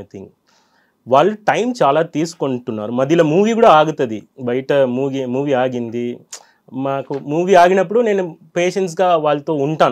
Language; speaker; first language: Telugu; non-native, local second language; Tamil